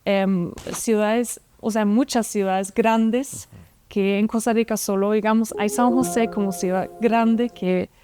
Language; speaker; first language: Spanish; non-native, fluent; German